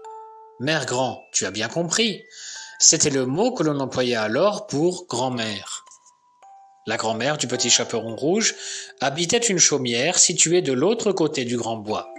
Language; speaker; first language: French; native; French